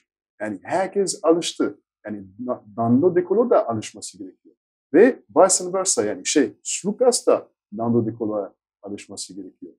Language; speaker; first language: Turkish; non-native, fluent; French